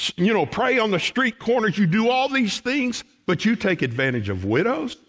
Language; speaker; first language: English; native; English